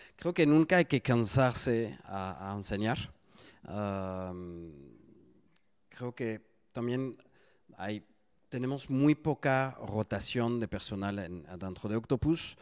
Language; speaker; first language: Spanish; non-native, fluent; French